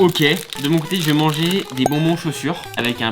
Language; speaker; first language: French; native; French